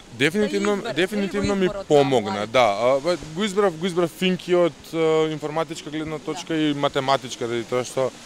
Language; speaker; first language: Macedonian; native; Macedonian